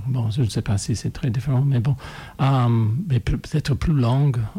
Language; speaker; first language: French; non-native, fluent; English